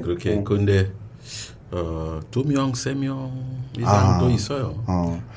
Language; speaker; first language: Korean; non-native, learner; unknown